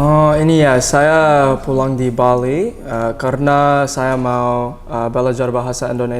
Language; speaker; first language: Indonesian; non-native, learner; English